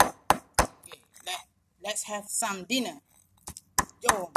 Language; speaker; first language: English; non-native, local second language; Malay